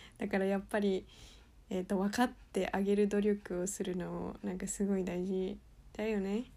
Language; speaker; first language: Japanese; early bilingual, heritage; Japanese